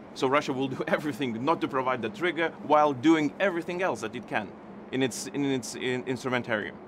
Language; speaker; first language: English; non-native, fluent; Lithuanian